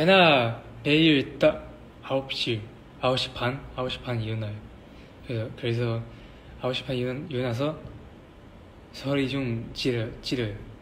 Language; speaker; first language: Korean; non-native, learner; Chinese